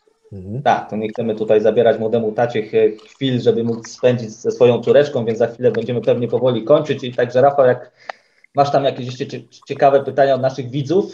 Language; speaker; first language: Polish; native; Polish